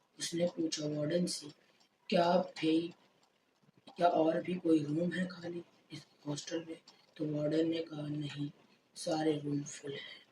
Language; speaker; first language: Urdu; native; Urdu